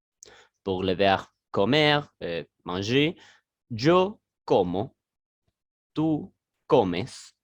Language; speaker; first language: Spanish; non-native, learner; French